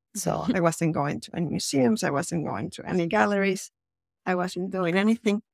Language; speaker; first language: English; non-native, fluent; Spanish